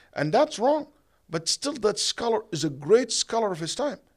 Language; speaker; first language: English; non-native, fluent; Arabic